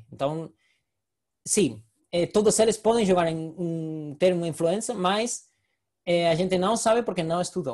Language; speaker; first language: Portuguese; non-native, fluent; Spanish